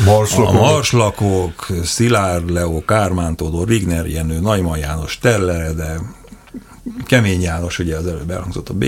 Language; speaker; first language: Hungarian; native; Hungarian